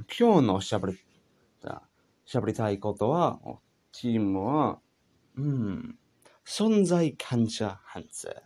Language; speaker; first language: Japanese; non-native, learner; English